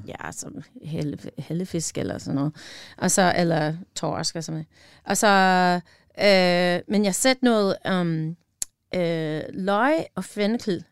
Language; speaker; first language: Danish; non-native, learner; English